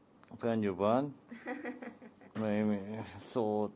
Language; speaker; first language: Thai; non-native, learner; Korean